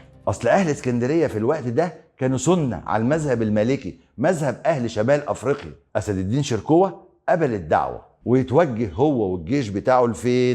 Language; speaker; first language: Arabic; native; Arabic